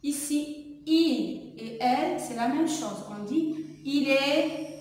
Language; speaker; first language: French; non-native, local second language; Arabic